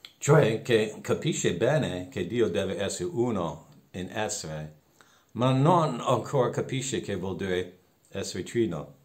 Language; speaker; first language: Italian; non-native, fluent; English